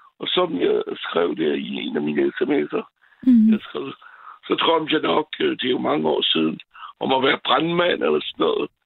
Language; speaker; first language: Danish; non-native, fluent; French